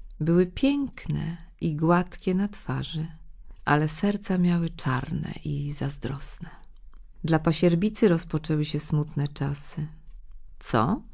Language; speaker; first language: Polish; native; Polish